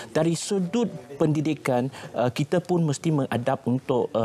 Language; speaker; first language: Malay; native; Malay